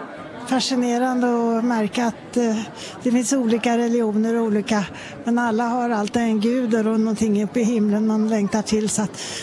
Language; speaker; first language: Swedish; native; Swedish